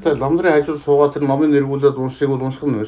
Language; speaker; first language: Mongolian; native; Mongolian